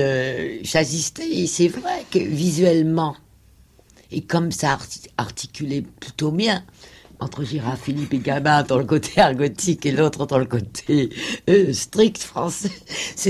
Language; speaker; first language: French; non-native, fluent; Danish